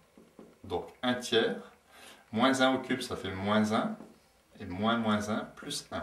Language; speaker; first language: French; native; French